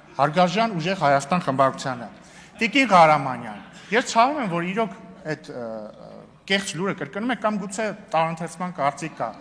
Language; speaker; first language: Armenian; native; Armenian